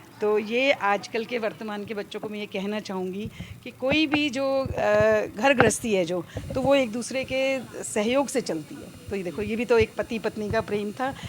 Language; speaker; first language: Hindi; native; Hindi